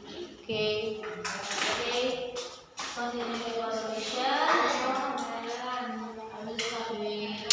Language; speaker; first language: English; non-native, local second language; Indonesian